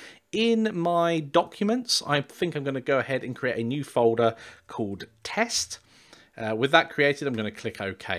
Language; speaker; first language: English; native; English